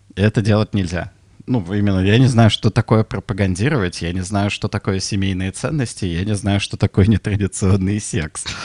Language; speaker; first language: Russian; native; Russian